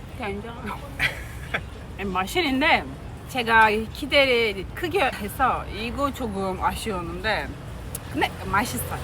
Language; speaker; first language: Korean; non-native, learner; Turkish